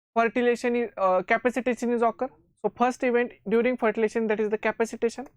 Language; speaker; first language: English; non-native, local second language; Marathi